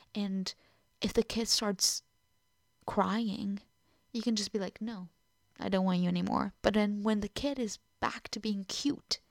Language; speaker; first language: English; non-native, fluent; Portuguese